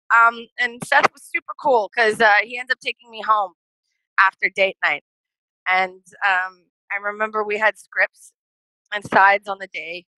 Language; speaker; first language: English; native; English